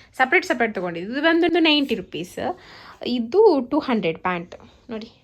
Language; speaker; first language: Kannada; non-native, local second language; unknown